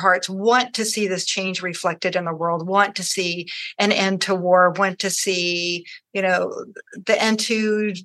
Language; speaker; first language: English; native; English